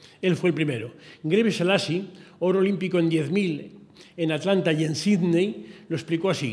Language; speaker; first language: Spanish; native; Spanish